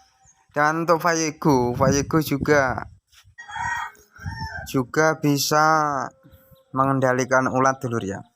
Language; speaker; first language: Indonesian; non-native, local second language; Javanese